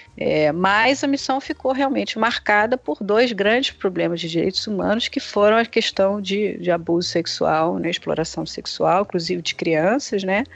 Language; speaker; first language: Portuguese; native; Portuguese